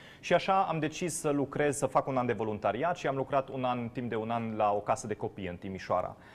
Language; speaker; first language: Romanian; non-native, fluent; German